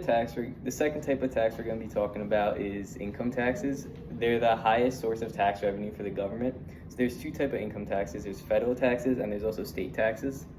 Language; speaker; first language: English; native; English